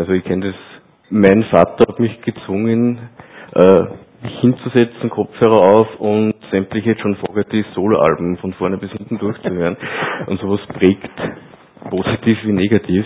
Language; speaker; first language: German; native; German